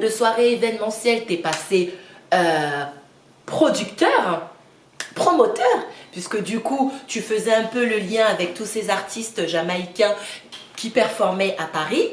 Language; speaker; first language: French; native; French